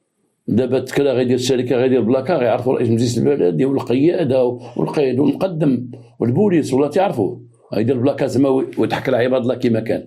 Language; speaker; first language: Arabic; native; Arabic